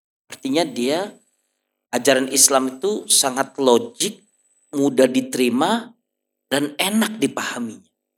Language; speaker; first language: Indonesian; non-native, fluent; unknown